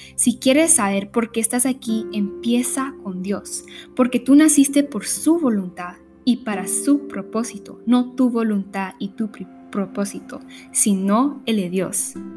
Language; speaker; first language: Spanish; early bilingual, heritage; Spanish